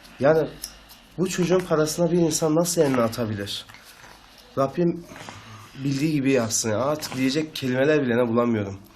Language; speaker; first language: Turkish; native; Turkish